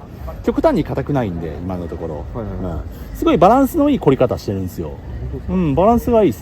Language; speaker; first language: Japanese; native; Japanese